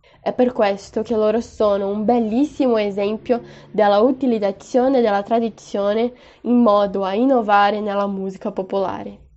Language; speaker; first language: Italian; non-native, learner; Portuguese